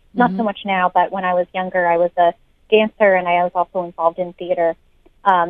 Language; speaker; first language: English; native; English